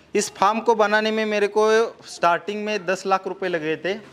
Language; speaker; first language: Hindi; non-native, local second language; Marathi